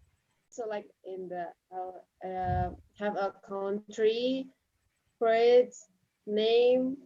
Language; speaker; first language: English; non-native, learner; Indonesian